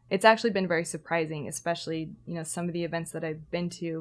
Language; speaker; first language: English; native; English